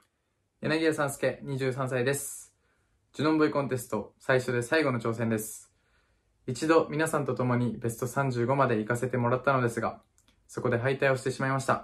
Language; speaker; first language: Japanese; native; Japanese